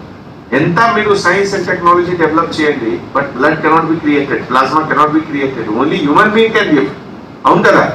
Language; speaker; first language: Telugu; non-native, fluent; Hindi